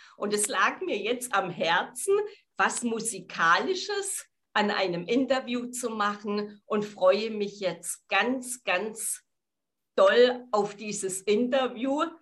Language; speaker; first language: German; native; German